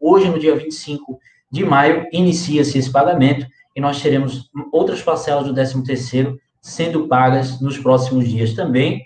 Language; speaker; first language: Portuguese; native; Portuguese